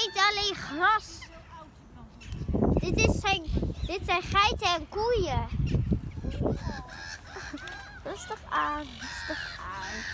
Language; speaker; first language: Dutch; early bilingual, other home language; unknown